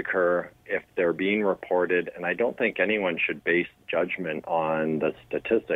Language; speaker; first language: English; native; English